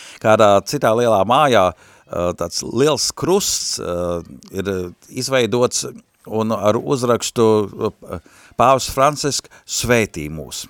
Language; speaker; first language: Latvian; native; Latvian